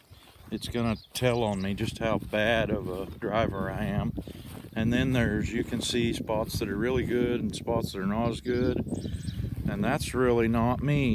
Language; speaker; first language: English; native; English